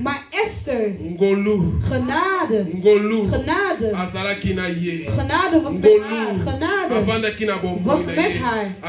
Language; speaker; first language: Dutch; non-native, learner; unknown